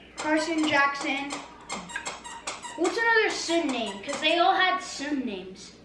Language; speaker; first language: English; native; English